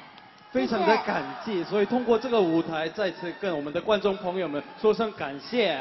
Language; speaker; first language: Chinese; non-native, fluent; Korean